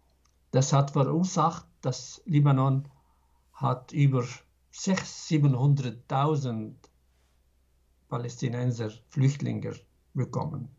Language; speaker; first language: German; non-native, fluent; Arabic